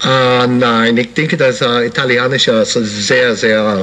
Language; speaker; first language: German; non-native, learner; English